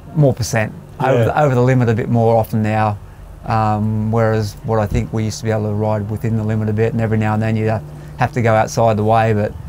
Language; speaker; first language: English; native; English